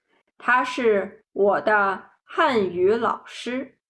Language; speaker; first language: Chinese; non-native, fluent; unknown